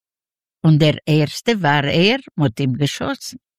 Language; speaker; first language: German; non-native, learner; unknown